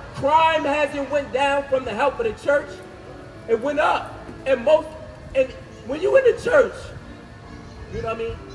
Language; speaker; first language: English; native; English